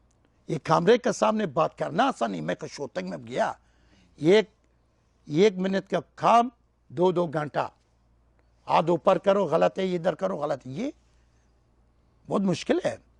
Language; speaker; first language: Hindi; non-native, learner; Persian